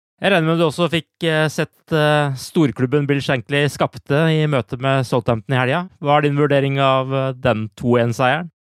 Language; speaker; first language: Norwegian; native; Norwegian